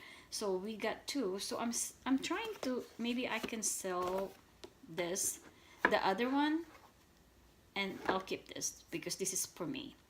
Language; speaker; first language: English; non-native, fluent; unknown